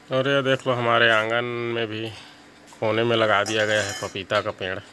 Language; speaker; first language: Hindi; native; Hindi